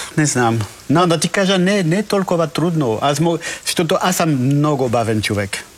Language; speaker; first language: Bulgarian; non-native, learner; French